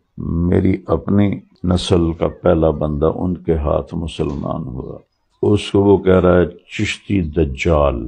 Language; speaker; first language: Urdu; native; Urdu